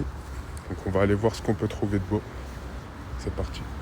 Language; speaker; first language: French; native; French